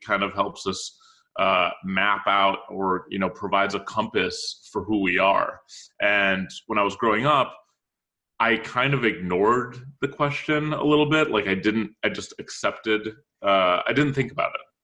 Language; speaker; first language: English; native; English